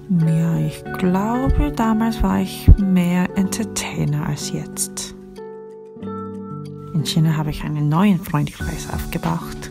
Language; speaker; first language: German; non-native, fluent; Korean